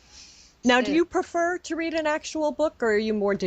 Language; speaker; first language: English; native; English